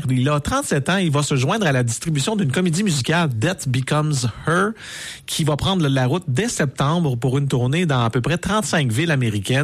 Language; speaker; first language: French; native; French